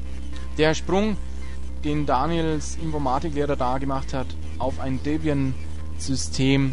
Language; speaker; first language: German; native; German